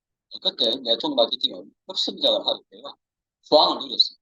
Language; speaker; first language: Korean; native; Korean